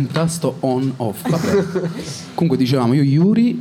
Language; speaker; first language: Italian; native; Italian